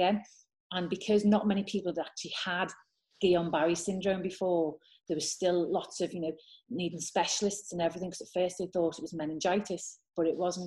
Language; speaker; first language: English; native; English